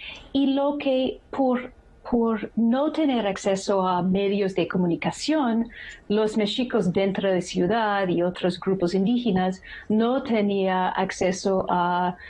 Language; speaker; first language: Spanish; non-native, fluent; English